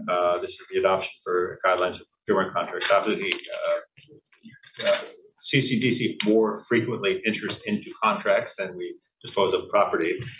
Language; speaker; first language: English; native; English